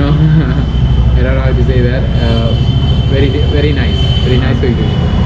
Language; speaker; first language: English; non-native, local second language; Malayalam